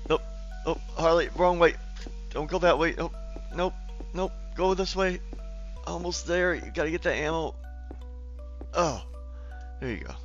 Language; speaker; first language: English; native; English